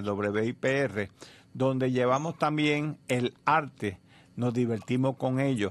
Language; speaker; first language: Spanish; native; Spanish